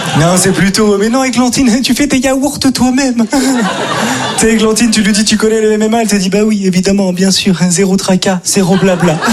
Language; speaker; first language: French; native; French